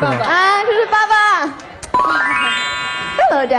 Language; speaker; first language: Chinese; non-native, fluent; English